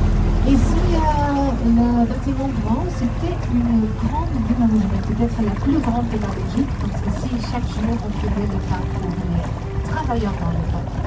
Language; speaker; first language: French; non-native, local second language; Dutch